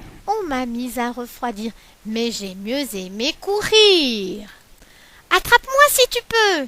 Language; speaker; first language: French; native; French